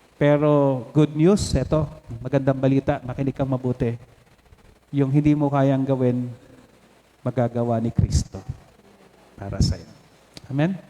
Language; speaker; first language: Filipino; native; Filipino